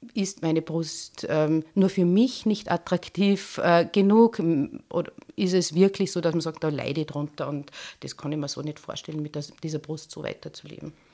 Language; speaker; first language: German; native; German